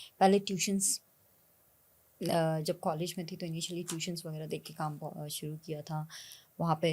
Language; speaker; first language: Hindi; native; Hindi